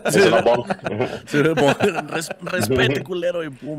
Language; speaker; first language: Spanish; native; Spanish